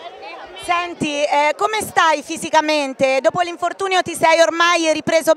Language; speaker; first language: Italian; native; Italian